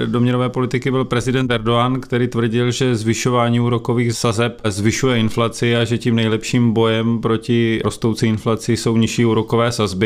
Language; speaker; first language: Czech; native; Czech